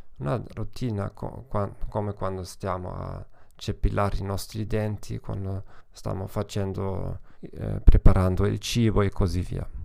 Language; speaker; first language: Italian; non-native, learner; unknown